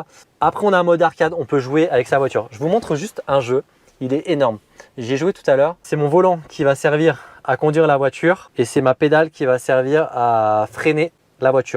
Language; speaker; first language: French; native; French